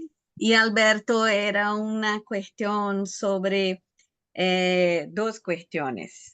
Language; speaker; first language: Spanish; non-native, fluent; Portuguese